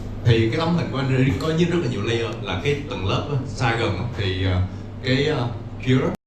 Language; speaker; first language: Vietnamese; native; Vietnamese